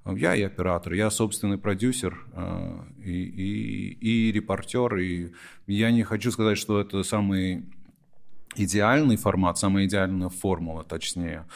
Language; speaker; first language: Russian; early bilingual, heritage; Russian